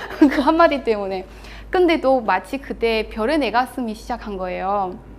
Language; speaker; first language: Korean; non-native, fluent; Chinese